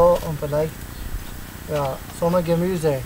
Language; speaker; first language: German; non-native, learner; Italian